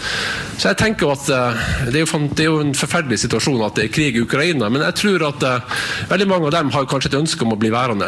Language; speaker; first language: Norwegian; native; Norwegian